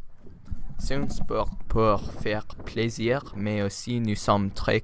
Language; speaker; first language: French; non-native, learner; English